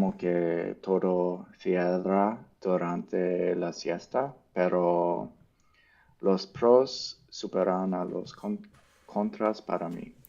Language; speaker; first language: Spanish; non-native, learner; English